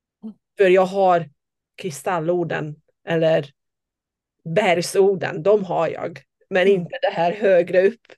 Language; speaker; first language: Swedish; non-native, fluent; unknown